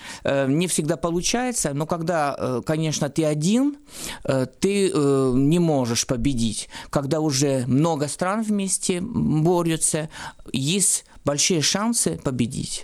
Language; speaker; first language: Russian; non-native, fluent; French